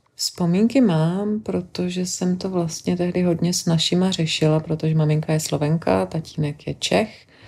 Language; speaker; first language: Czech; native; Czech